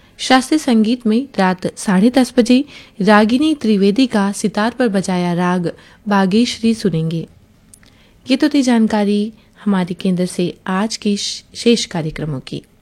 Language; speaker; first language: Hindi; native; Hindi